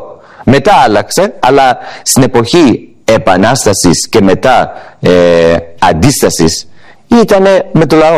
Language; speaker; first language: Greek; early bilingual, heritage; English